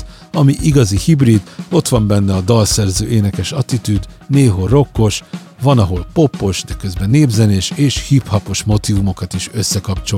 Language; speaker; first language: Hungarian; native; Hungarian